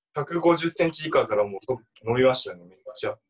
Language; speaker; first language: Japanese; native; Japanese